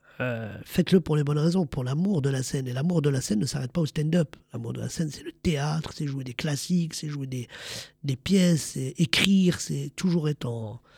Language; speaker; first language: French; early bilingual, other home language; Arabic